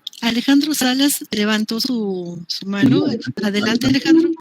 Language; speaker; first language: Spanish; native; Spanish